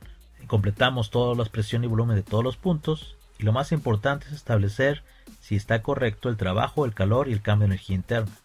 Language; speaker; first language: Spanish; native; Spanish